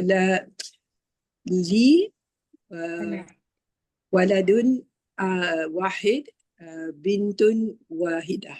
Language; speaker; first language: Arabic; non-native, learner; Malay